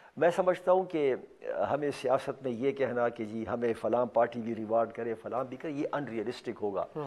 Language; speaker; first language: Urdu; non-native, local second language; Pashto